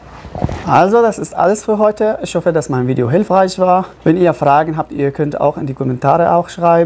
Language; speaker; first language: German; non-native, fluent; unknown